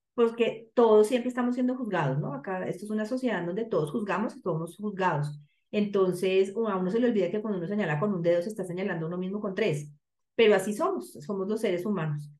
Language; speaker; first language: Spanish; native; Spanish